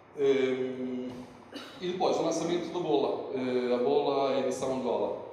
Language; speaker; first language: Portuguese; non-native, fluent; Italian